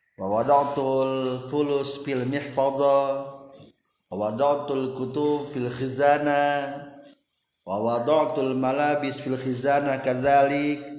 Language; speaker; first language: Arabic; non-native, fluent; Indonesian